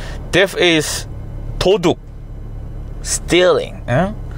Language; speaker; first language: English; non-native, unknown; Korean